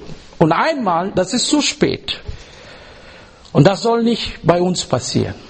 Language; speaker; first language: German; non-native, learner; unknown